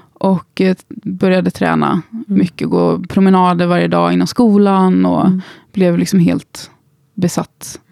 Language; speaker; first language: Swedish; native; Swedish